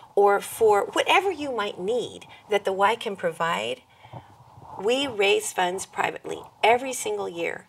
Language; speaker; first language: English; native; English